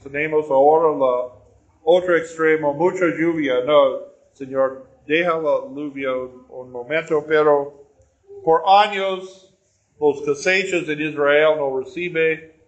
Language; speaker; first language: Spanish; non-native, learner; English